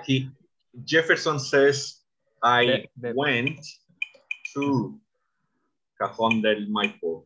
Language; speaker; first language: English; non-native, fluent; Spanish